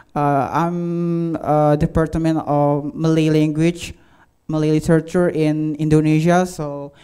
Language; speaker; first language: English; non-native, learner; Indonesian